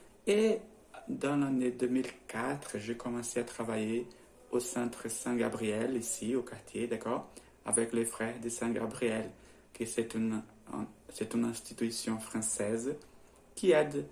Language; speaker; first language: French; non-native, learner; Portuguese